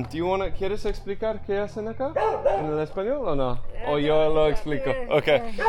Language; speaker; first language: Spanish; non-native, fluent; English